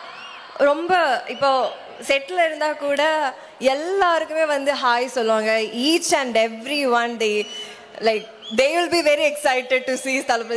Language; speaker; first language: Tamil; non-native, local second language; Malayalam